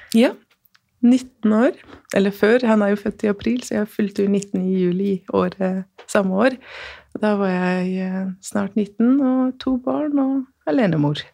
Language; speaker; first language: Norwegian; non-native, fluent; Persian